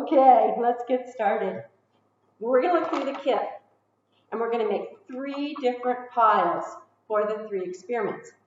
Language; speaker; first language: English; native; English